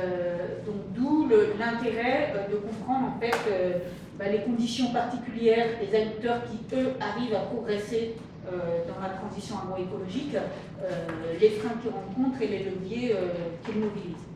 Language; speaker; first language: French; native; French